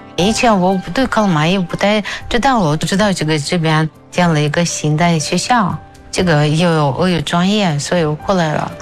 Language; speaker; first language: Chinese; non-native, fluent; Russian